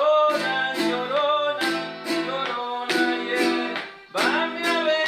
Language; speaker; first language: Spanish; native; Spanish